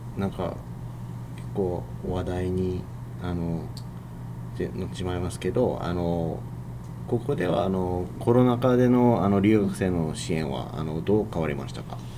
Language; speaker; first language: Japanese; non-native, fluent; English